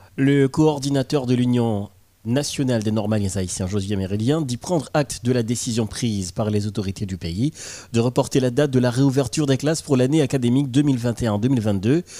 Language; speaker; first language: French; non-native, local second language; Haitian Creole